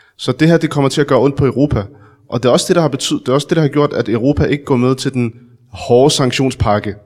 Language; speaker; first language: Danish; early bilingual, other home language; Arabic